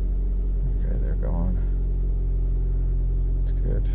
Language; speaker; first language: English; native; English